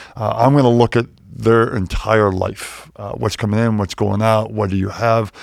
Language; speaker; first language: English; native; English